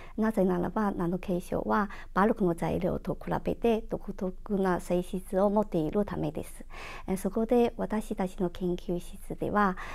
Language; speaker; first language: Japanese; non-native, fluent; Chinese